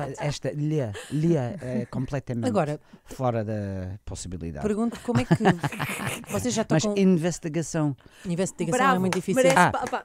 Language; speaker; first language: Portuguese; non-native, learner; English